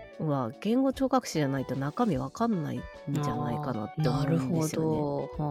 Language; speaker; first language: Japanese; native; Japanese